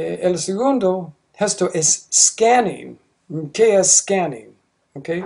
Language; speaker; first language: Spanish; non-native, learner; English